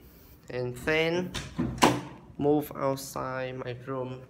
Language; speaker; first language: English; non-native, learner; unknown